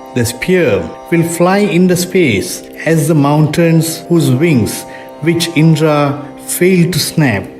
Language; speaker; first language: English; non-native, local second language; Tamil